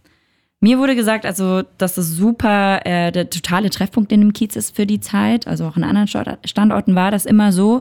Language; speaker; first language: German; native; German